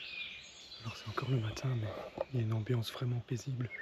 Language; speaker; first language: French; native; French